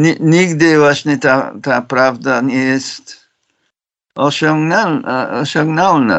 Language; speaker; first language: Polish; non-native, fluent; English